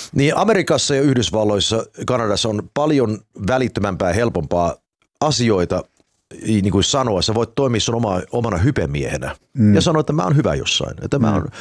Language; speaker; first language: Finnish; early bilingual, heritage; English